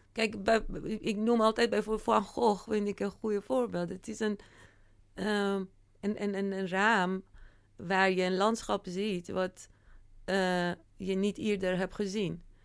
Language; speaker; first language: Dutch; non-native, fluent; Persian